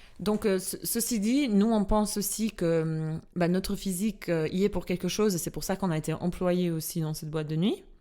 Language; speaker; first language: French; non-native, fluent; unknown